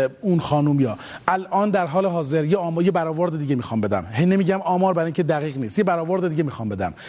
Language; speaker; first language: Persian; native; Persian